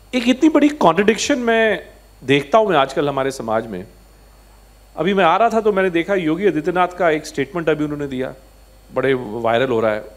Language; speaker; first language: Hindi; native; Hindi